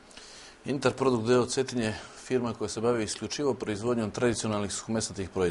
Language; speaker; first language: Serbian; native; Serbian